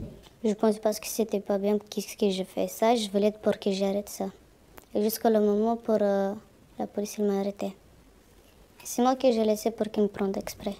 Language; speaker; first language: French; non-native, learner; Romanian